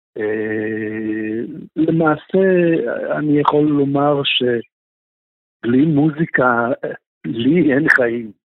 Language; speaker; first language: Hebrew; non-native, fluent; Russian